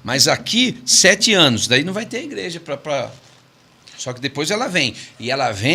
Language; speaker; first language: Portuguese; native; Portuguese